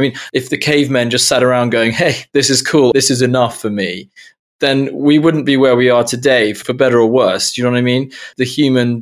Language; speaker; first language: English; native; English